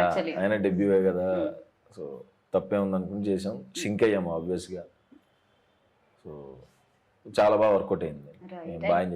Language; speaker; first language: Telugu; native; Telugu